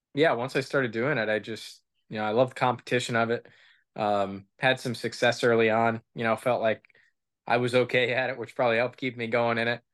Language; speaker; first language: English; native; English